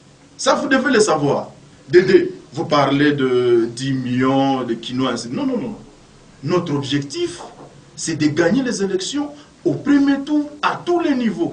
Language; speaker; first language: French; non-native, local second language; Lingala